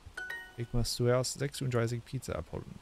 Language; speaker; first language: German; non-native, learner; English